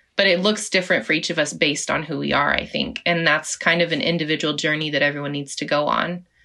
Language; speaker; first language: English; native; English